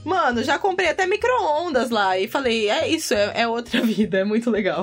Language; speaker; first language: Portuguese; native; Portuguese